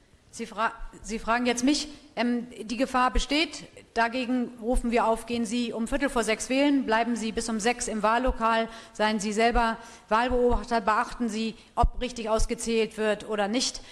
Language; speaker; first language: German; native; German